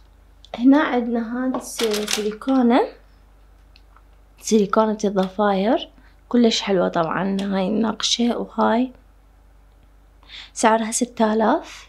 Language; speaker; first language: Arabic; native; Arabic